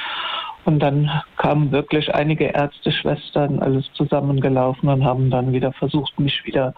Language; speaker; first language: German; native; German